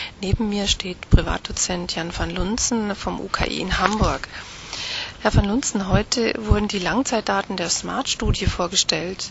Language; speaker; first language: German; native; German